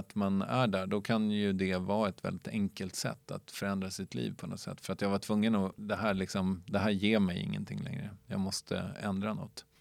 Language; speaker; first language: Swedish; native; Swedish